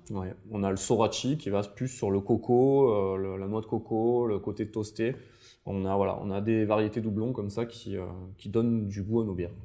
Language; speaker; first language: French; native; French